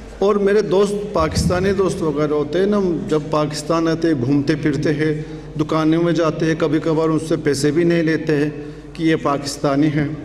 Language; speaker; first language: Urdu; non-native, fluent; Turkish